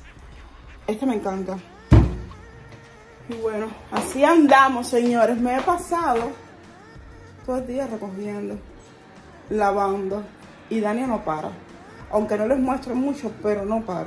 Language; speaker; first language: Spanish; native; Spanish